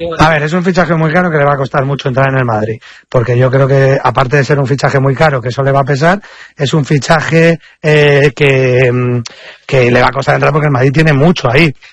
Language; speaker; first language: Spanish; native; Spanish